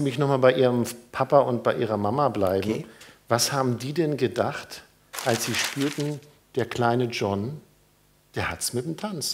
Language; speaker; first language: German; native; German